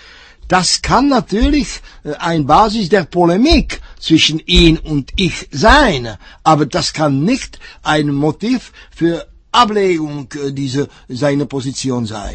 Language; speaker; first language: German; non-native, fluent; Czech